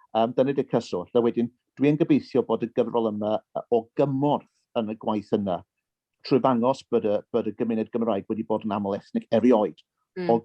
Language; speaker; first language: Welsh; early bilingual, heritage; Welsh